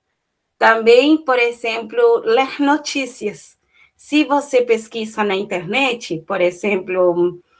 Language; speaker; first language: Portuguese; non-native, fluent; Spanish